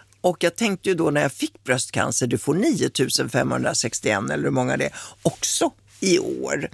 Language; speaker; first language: Swedish; early bilingual, other home language; Italian